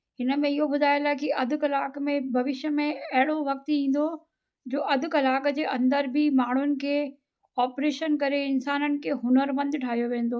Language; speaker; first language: Sindhi; native; Sindhi